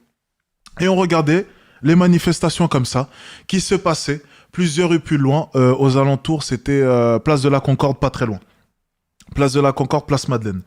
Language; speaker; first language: French; native; French